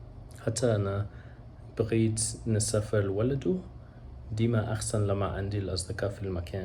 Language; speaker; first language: Arabic; non-native, learner; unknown